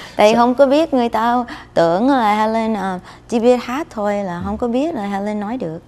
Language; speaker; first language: Vietnamese; non-native, fluent; English